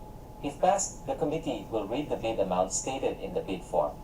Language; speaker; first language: English; non-native, local second language; Cebuano